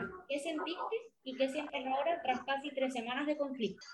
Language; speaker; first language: Spanish; native; Spanish